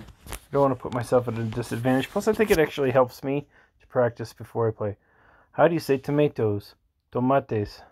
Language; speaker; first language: English; native; English